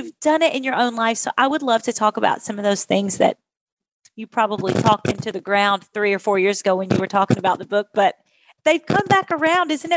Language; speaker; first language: English; native; English